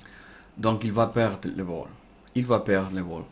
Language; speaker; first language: French; non-native, learner; Spanish